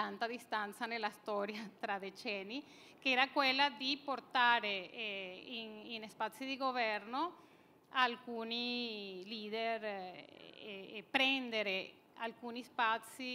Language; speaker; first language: Italian; non-native, fluent; Spanish